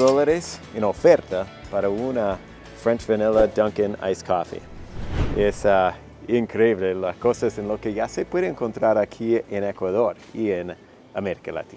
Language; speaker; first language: Spanish; non-native, fluent; English